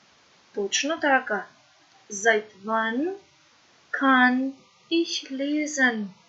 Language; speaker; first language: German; non-native, fluent; Macedonian